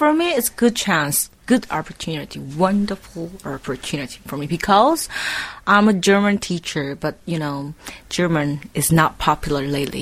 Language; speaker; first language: English; non-native, learner; Korean